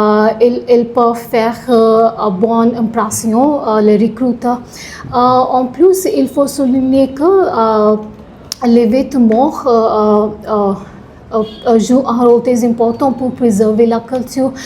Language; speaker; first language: French; non-native, learner; Punjabi